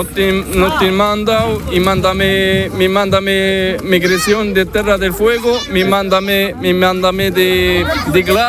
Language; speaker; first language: Spanish; non-native, learner; Arabic